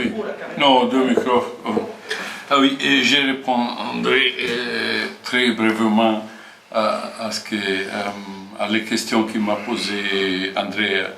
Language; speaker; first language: French; non-native, fluent; Italian